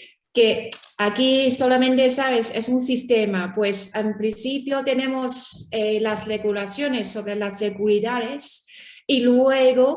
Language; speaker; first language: Spanish; non-native, learner; Chinese